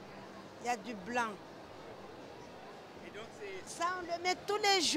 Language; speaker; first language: French; non-native, local second language; Comorian